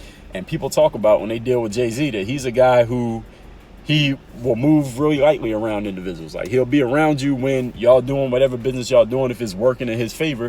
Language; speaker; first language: English; native; English